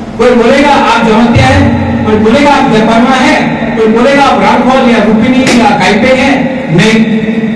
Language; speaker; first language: Hindi; non-native, local second language; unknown